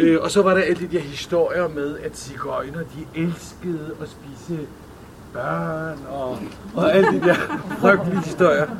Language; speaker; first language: Danish; early bilingual, other home language; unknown